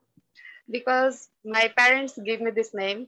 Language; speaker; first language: English; non-native, learner; Bangla